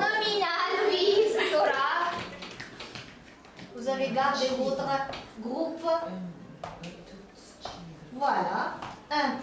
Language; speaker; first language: French; non-native, fluent; Uzbek